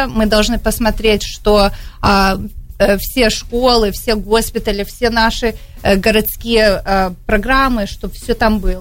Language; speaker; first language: Russian; early bilingual, heritage; Russian